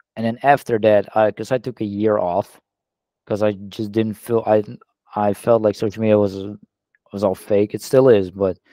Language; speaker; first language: English; non-native, fluent; Dutch